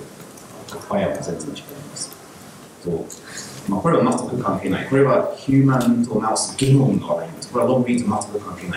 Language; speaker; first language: Japanese; non-native, learner; English